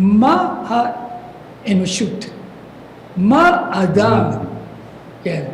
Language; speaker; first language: Hebrew; non-native, learner; Japanese